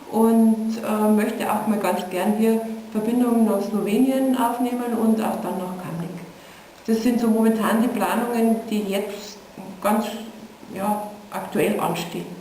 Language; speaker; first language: German; native; German